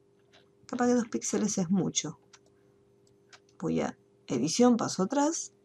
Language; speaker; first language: Spanish; native; Spanish